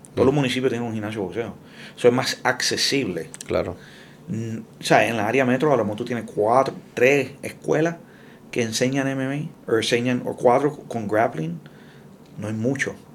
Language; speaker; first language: Spanish; early bilingual, heritage; Spanish